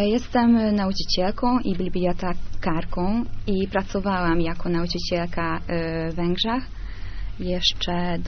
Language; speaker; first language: Polish; non-native, learner; Hungarian